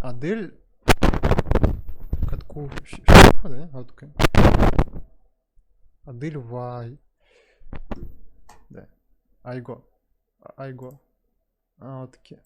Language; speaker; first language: Korean; non-native, learner; Russian